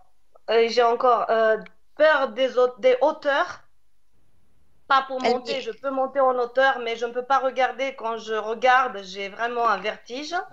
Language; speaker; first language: French; non-native, fluent; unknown